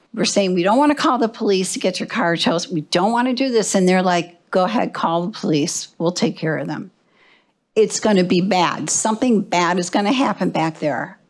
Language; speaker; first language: English; native; English